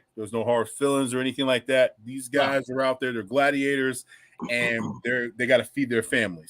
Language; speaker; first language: English; native; English